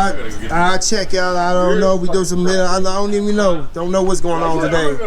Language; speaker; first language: English; native; English